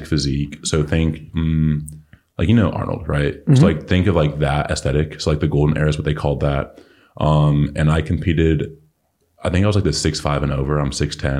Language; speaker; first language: English; native; English